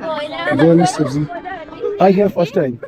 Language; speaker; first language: English; non-native, learner; Urdu